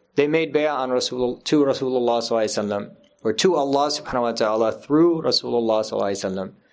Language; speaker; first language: English; native; English